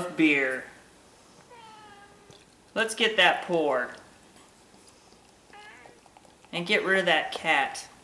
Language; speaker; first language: English; native; English